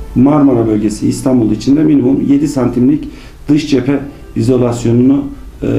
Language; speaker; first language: Turkish; native; Turkish